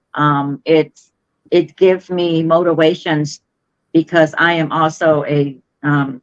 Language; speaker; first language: English; non-native, fluent; Khmer